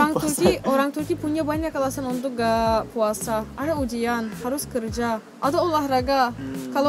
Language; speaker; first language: Indonesian; non-native, fluent; Turkish